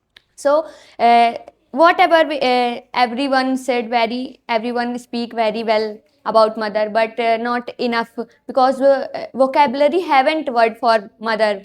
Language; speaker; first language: English; non-native, learner; Hindi